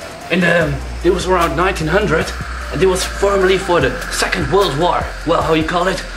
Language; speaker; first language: English; non-native, learner; Dutch